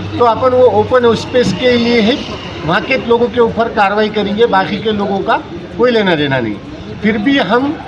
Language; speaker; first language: Hindi; native; Hindi